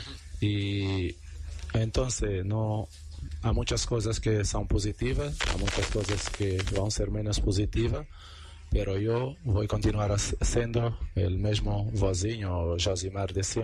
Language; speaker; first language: Spanish; non-native, learner; Portuguese